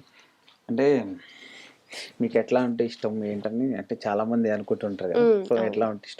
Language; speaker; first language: Telugu; native; Telugu